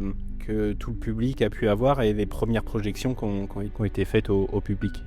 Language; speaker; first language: French; native; French